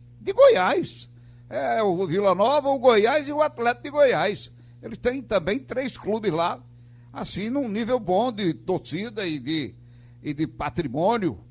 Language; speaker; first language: Portuguese; native; Portuguese